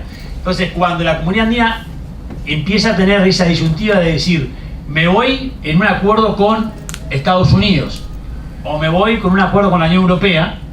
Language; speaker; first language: Spanish; native; Spanish